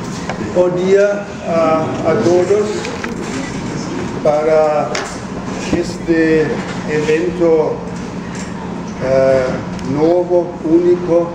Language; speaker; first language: Portuguese; non-native, fluent; German